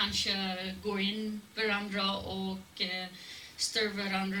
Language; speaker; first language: Swedish; non-native, fluent; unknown